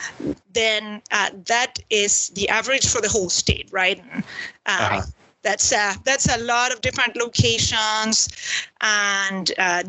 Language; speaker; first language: English; non-native, fluent; Spanish